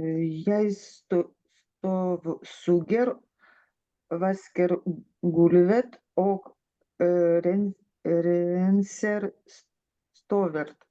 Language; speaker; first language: Norwegian; non-native, learner; Lithuanian